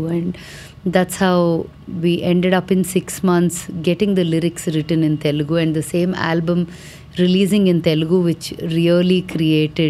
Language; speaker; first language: English; non-native, local second language; Telugu